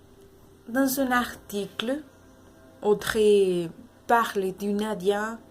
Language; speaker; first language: French; non-native, learner; Spanish